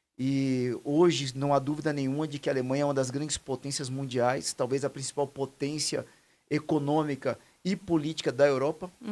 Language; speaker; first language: Portuguese; native; Portuguese